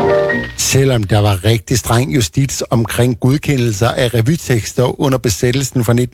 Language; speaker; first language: Danish; native; Danish